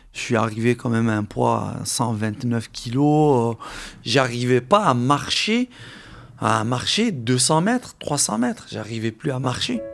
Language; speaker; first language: French; non-native, local second language; Arabic